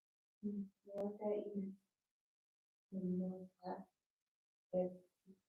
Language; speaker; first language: Spanish; non-native, learner; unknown